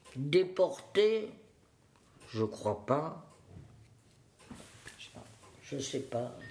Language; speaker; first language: French; native; French